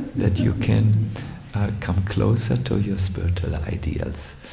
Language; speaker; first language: English; non-native, fluent; German